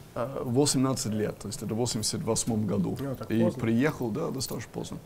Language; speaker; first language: Russian; non-native, fluent; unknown